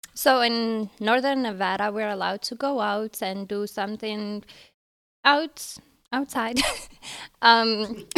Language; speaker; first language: English; early bilingual, other home language; Arabic